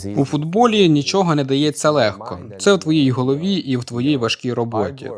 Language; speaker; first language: Ukrainian; non-native, fluent; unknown